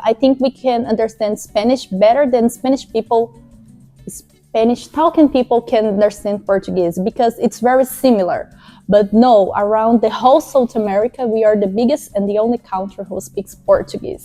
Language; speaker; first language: English; non-native, fluent; Portuguese